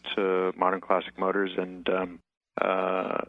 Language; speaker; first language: English; native; English